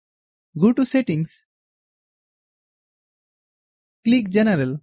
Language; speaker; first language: English; non-native, fluent; Bangla